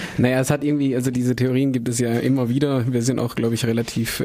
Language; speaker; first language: German; native; German